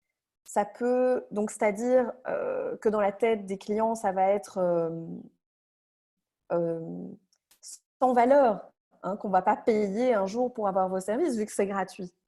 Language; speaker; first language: French; native; French